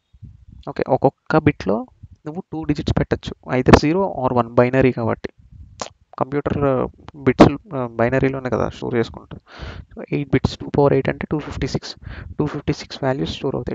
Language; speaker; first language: Telugu; native; Telugu